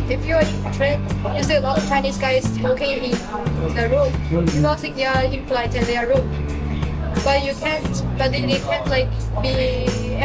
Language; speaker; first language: English; non-native, learner; Chinese